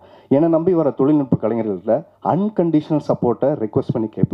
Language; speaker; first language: Tamil; native; Tamil